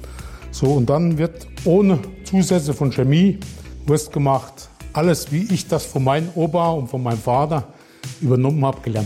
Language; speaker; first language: German; native; German